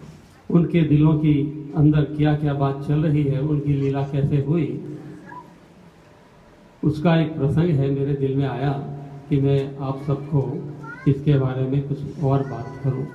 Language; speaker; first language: Hindi; non-native, local second language; Gujarati